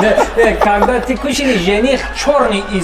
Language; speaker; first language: Russian; non-native, learner; Tajik